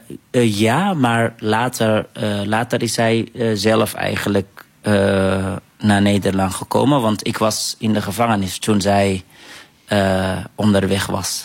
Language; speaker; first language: Dutch; non-native, fluent; Arabic